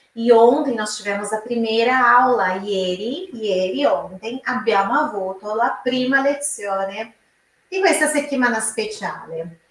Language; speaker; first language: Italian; non-native, fluent; Portuguese